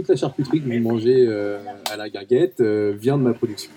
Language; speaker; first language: French; native; French